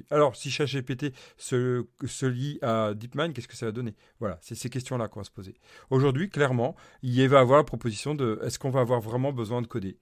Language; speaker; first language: French; native; French